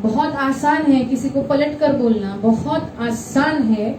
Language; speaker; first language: Hindi; non-native, local second language; Marathi